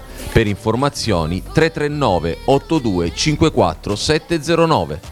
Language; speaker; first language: Italian; native; Italian